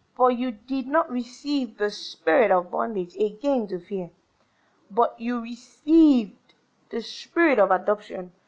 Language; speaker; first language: English; non-native, local second language; Yoruba